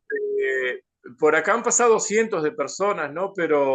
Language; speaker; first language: Spanish; native; Spanish